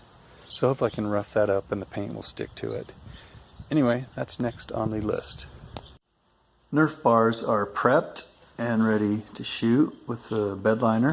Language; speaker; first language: English; native; English